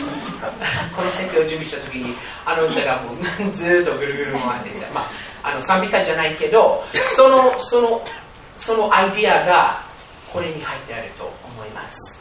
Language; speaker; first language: Japanese; non-native, fluent; English